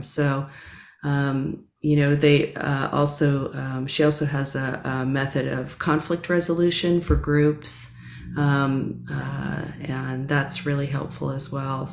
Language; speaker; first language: English; native; English